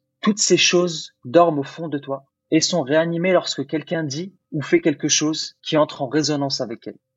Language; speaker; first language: French; early bilingual, other home language; Arabic